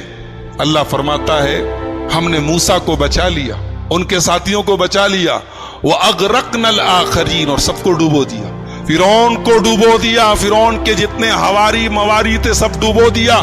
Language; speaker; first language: Urdu; native; Urdu